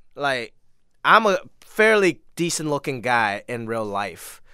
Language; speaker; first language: English; non-native, local second language; Cantonese